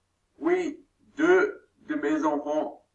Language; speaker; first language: French; non-native, learner; German